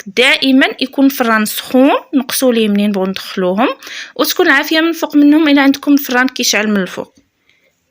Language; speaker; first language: Arabic; native; Arabic